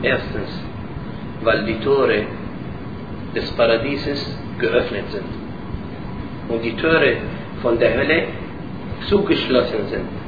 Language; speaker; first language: German; non-native, learner; Arabic